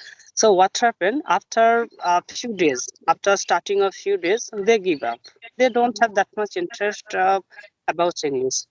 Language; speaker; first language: English; non-native, local second language; Bangla